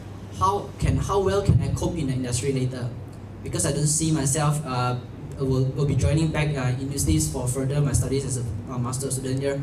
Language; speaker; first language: English; non-native, local second language; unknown